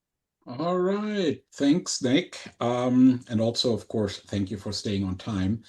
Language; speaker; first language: English; non-native, fluent; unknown